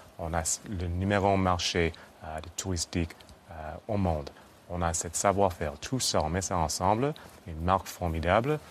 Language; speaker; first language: French; non-native, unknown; English